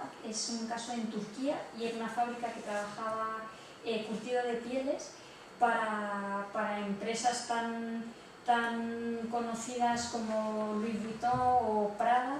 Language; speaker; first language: Spanish; native; Spanish